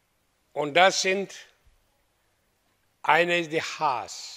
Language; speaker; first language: German; non-native, fluent; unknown